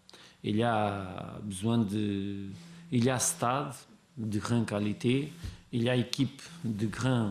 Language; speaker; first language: French; non-native, learner; Portuguese